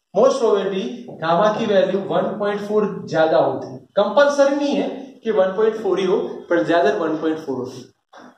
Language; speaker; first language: Hindi; non-native, local second language; Gujarati